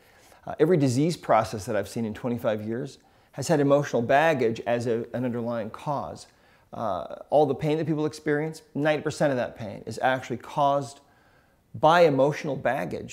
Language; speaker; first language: English; native; English